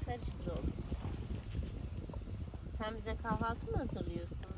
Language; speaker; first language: Turkish; native; Turkish